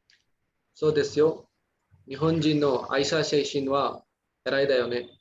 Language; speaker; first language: Japanese; non-native, learner; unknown